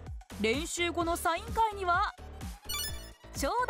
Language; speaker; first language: Japanese; native; Japanese